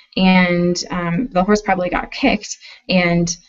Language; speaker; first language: English; native; English